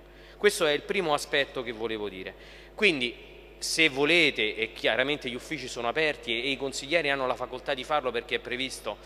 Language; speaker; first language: Italian; native; Italian